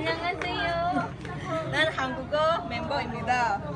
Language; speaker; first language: Korean; non-native, learner; Indonesian